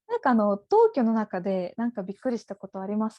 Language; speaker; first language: Japanese; non-native, fluent; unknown